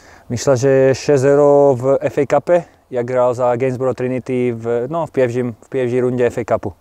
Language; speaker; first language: Polish; non-native, learner; Slovak